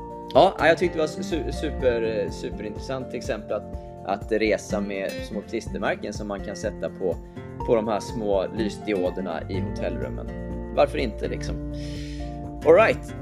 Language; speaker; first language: Swedish; native; Swedish